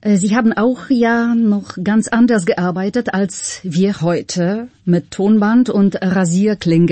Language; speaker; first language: German; non-native, fluent; Polish